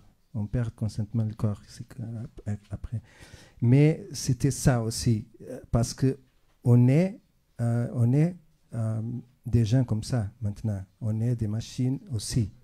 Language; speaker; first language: French; non-native, fluent; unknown